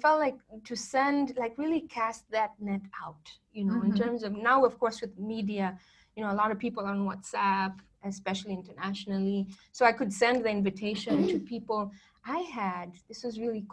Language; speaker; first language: English; non-native, local second language; Kikuyu